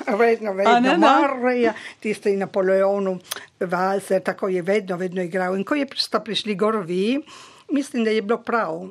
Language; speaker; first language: Slovenian; native; Slovenian